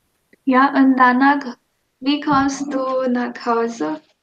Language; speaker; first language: German; non-native, fluent; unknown